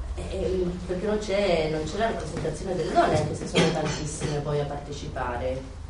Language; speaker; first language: Italian; non-native, fluent; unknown